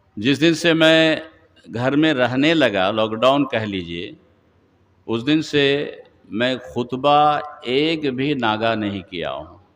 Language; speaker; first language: Urdu; non-native, local second language; Bangla